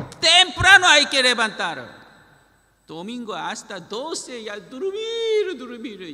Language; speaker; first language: Spanish; non-native, learner; Korean